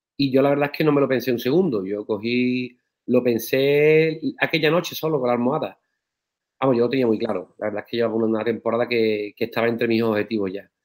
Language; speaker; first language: Spanish; native; Spanish